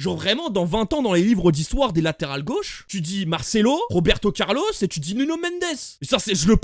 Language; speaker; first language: French; native; French